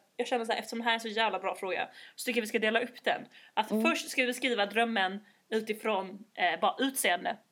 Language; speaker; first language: Swedish; native; Swedish